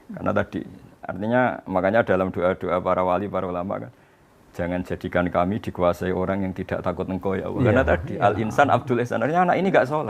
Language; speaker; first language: Indonesian; native; Indonesian